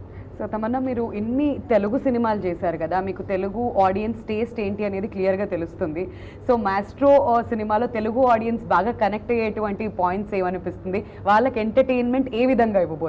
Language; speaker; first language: Telugu; native; Telugu